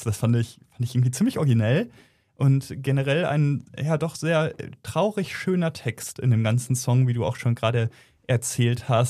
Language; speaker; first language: German; native; German